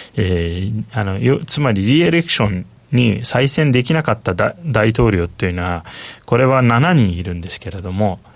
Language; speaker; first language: Japanese; non-native, fluent; Turkish